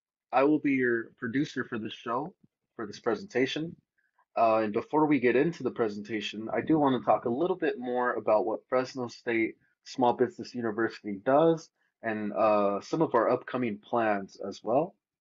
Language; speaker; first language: English; native; English